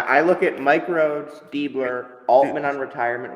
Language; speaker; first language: English; native; English